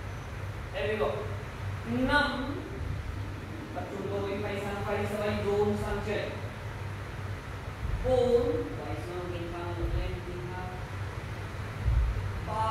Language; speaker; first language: Vietnamese; non-native, learner; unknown